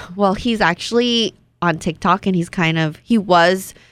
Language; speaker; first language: English; early bilingual, other home language; Vietnamese